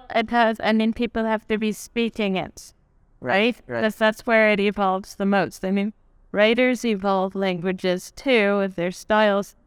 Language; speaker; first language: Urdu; non-native, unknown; English